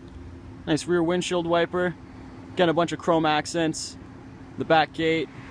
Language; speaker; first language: English; native; English